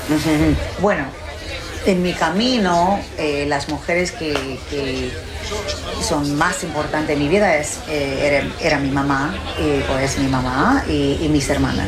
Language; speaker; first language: Spanish; early bilingual, heritage; English